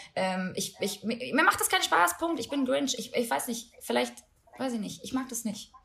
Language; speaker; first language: German; early bilingual, other home language; Albanian